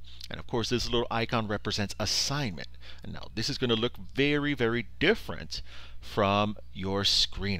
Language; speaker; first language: English; early bilingual, other home language; Spanish